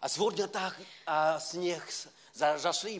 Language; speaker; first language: Russian; non-native, learner; Vietnamese